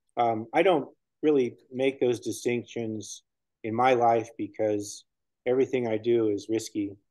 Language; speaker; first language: English; native; English